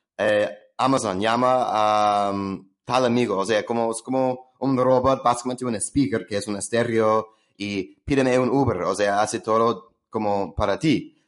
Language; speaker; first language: Spanish; non-native, fluent; English